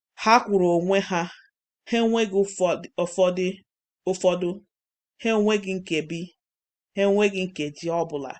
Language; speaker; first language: Igbo; non-native, learner; English